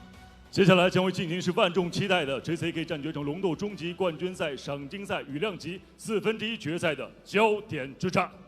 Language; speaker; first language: Chinese; native; Chinese